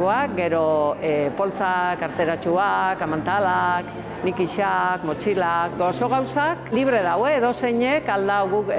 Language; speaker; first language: Basque; native; Basque